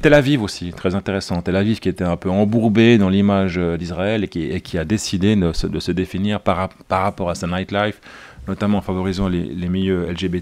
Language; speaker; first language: French; native; French